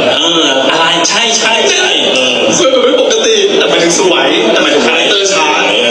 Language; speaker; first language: Thai; native; Thai